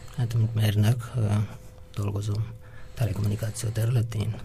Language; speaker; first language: Hungarian; non-native, fluent; Tamil